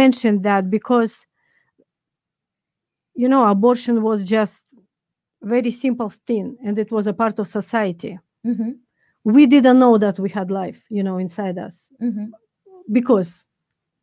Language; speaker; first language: English; non-native, fluent; Russian